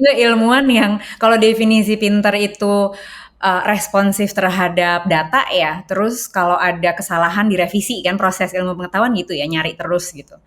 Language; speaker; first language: Indonesian; early bilingual, other home language; English